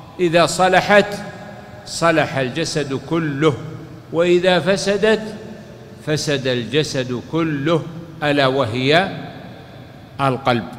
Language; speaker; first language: Arabic; native; Arabic